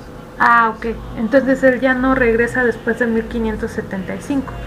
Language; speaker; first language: Spanish; native; Spanish